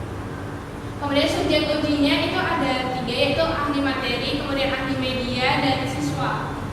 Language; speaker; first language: Indonesian; native; Indonesian